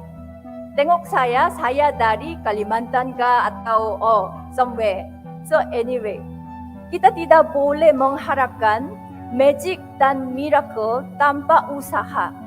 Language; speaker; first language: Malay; non-native, fluent; Korean